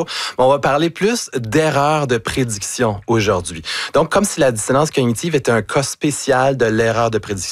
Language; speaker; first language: French; native; French